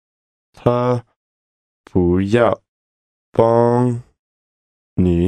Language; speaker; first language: Chinese; non-native, learner; English